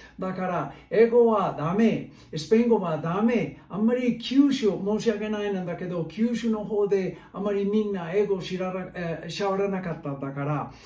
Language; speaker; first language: Japanese; non-native, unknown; Spanish